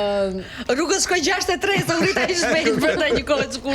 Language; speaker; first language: Albanian; native; Albanian